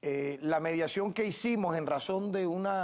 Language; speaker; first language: Spanish; native; Spanish